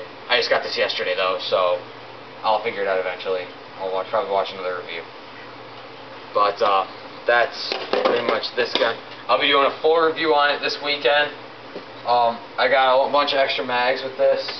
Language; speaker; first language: English; native; English